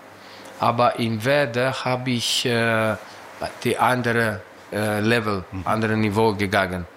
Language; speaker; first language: German; non-native, learner; Greek